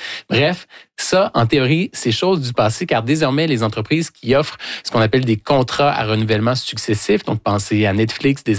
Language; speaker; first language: French; native; French